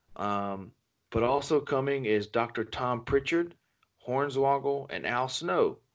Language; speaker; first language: English; native; English